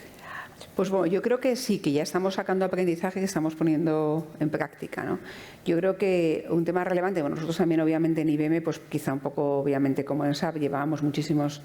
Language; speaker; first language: Spanish; native; Spanish